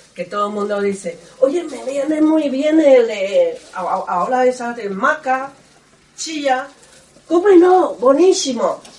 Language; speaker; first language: Spanish; non-native, learner; Chinese